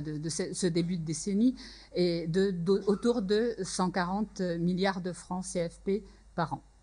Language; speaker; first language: French; native; French